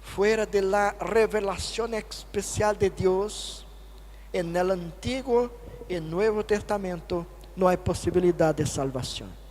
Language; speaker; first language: Spanish; non-native, fluent; Portuguese